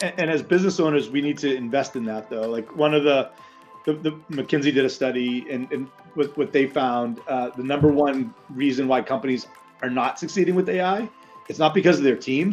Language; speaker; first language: English; native; English